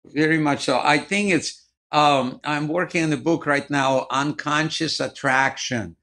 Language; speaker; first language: English; non-native, fluent; Ukrainian